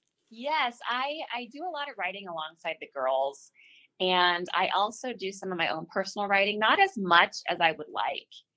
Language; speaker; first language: English; native; English